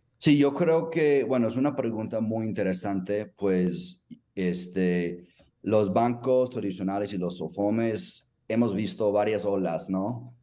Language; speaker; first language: Spanish; non-native, fluent; English